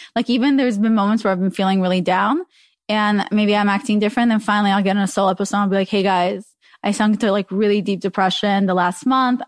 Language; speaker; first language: English; early bilingual, other home language; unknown